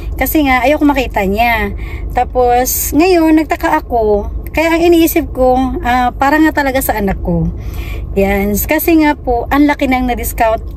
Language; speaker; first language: Filipino; non-native, local second language; Cebuano